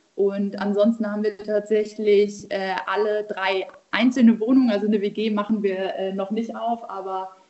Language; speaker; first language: German; native; German